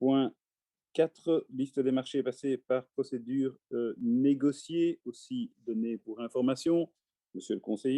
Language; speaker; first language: French; native; French